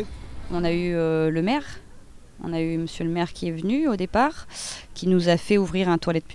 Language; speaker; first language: French; native; French